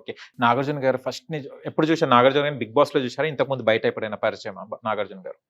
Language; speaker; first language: Telugu; native; Telugu